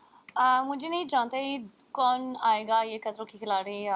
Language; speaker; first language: Hindi; non-native, learner; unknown